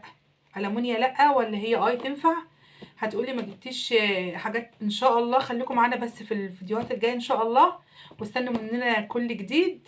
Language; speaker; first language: Arabic; native; Arabic